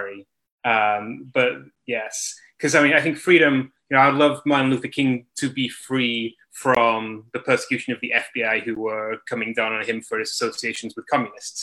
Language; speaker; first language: English; native; English